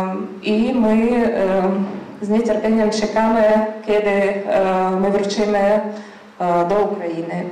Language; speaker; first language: Polish; non-native, learner; Ukrainian